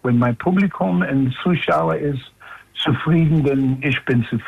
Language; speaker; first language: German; non-native, learner; English